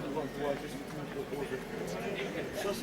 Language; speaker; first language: French; native; French